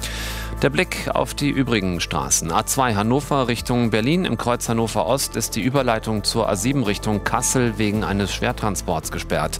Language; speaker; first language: German; native; German